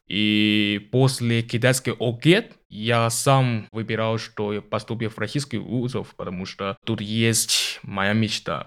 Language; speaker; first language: Russian; non-native, learner; Chinese